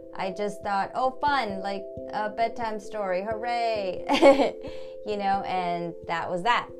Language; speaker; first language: English; early bilingual, other home language; German